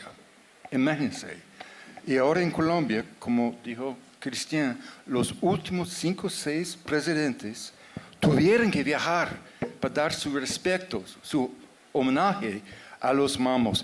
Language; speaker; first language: Spanish; non-native, fluent; English